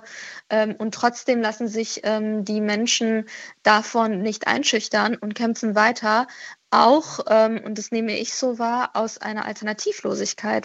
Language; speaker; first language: German; early bilingual, other home language; Persian